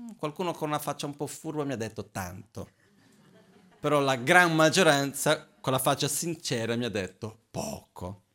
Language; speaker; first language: Italian; non-native, fluent; Portuguese